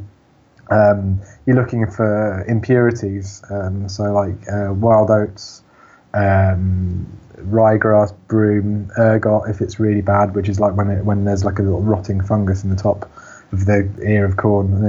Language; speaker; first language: English; native; English